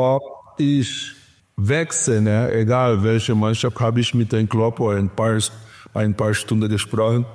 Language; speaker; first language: German; non-native, learner; Portuguese